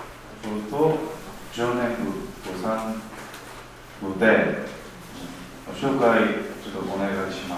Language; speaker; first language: Japanese; non-native, learner; Korean